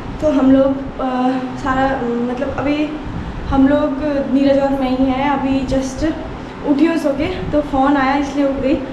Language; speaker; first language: Hindi; native; Hindi